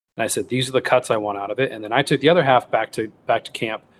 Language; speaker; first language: English; native; English